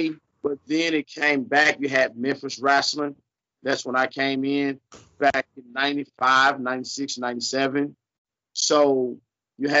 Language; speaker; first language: English; native; English